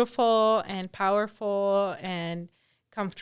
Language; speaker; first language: English; early bilingual, other home language; Spanish